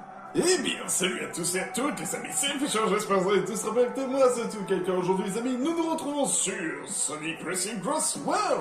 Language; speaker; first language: French; native; French